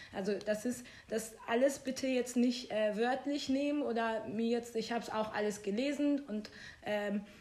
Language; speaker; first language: German; non-native, fluent; Persian